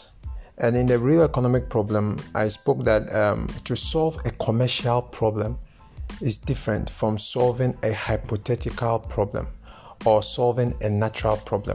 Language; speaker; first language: English; non-native, local second language; Akan